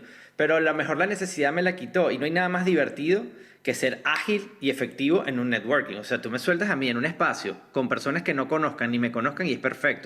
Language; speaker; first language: Spanish; native; Spanish